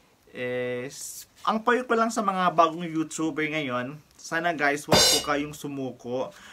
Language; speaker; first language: Filipino; native; Filipino